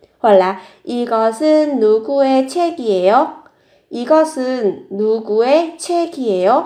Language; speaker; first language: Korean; non-native, fluent; Vietnamese